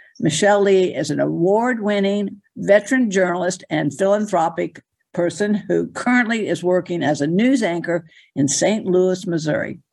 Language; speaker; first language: English; native; English